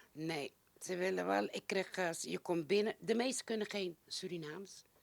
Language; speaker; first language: Dutch; native; Dutch